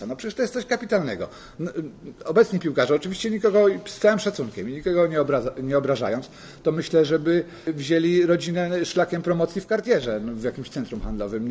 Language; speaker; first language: Polish; native; Polish